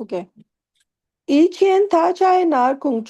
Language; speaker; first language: Chinese; non-native, learner; Hindi